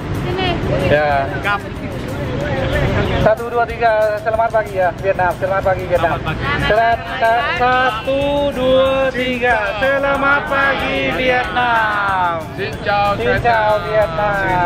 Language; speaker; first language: Indonesian; non-native, learner; Vietnamese